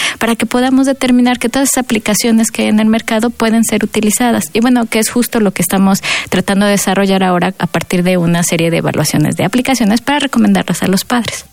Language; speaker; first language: Spanish; native; Spanish